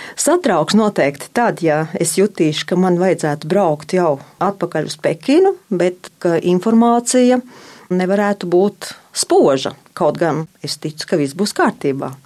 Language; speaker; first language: Latvian; native; Latvian